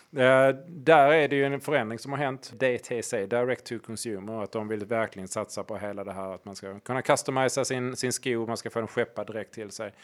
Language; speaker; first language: Swedish; native; Swedish